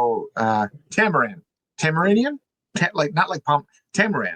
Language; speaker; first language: English; native; English